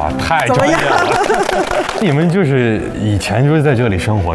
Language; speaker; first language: Chinese; non-native, fluent; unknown